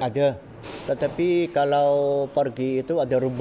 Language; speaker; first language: Indonesian; non-native, fluent; Western Cham